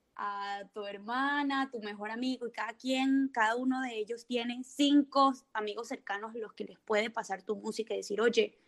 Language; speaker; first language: Spanish; native; Spanish